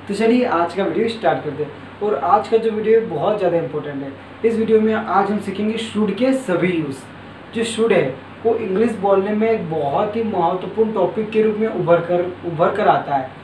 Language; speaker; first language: Hindi; native; Hindi